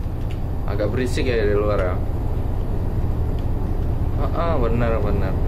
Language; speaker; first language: Indonesian; native; Indonesian